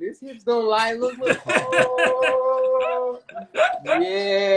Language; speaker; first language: English; non-native, local second language; Yoruba